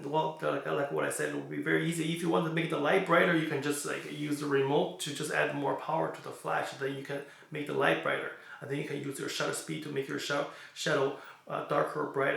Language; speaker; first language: English; non-native, fluent; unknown